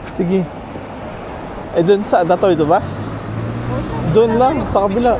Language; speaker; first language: Filipino; native; Filipino